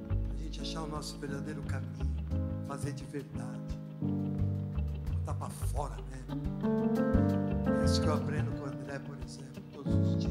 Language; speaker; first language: Portuguese; non-native, fluent; English